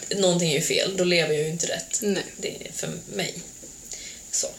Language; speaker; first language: Swedish; early bilingual, other home language; Hungarian